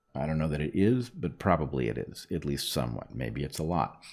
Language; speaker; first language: English; native; English